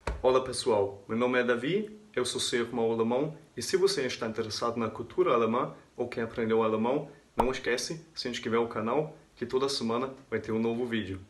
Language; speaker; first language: Portuguese; non-native, fluent; German